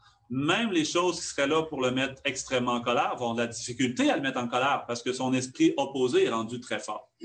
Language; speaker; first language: French; native; French